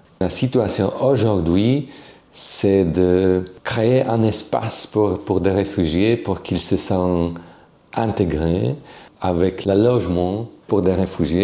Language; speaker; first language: French; non-native, fluent; Slovak